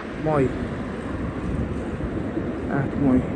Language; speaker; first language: Dutch; non-native, learner; Portuguese